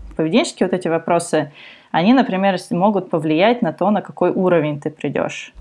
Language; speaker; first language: Russian; native; Russian